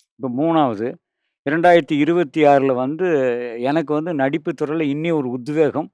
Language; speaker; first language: Tamil; native; Tamil